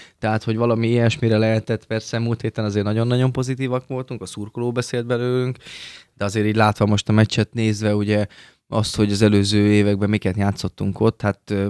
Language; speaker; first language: Hungarian; native; Hungarian